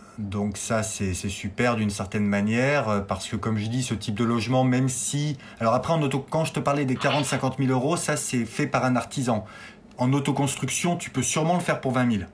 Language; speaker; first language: French; native; French